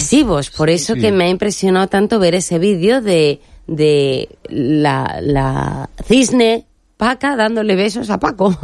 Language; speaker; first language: Spanish; native; Spanish